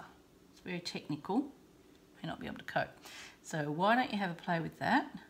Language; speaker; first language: English; native; English